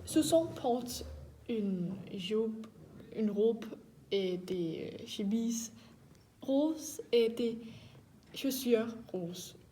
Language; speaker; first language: French; non-native, learner; Danish